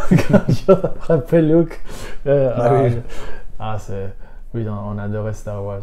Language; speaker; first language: French; non-native, learner; Spanish